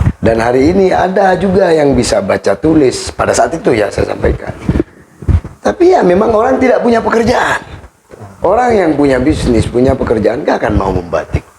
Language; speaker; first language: Indonesian; non-native, local second language; Madurese